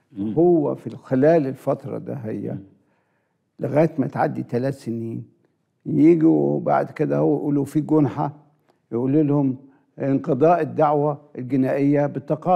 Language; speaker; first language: Arabic; native; Arabic